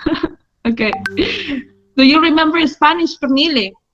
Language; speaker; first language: English; non-native, fluent; Spanish